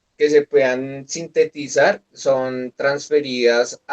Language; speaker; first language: Spanish; native; Spanish